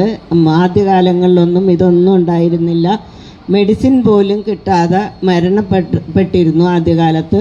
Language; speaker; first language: Malayalam; native; Malayalam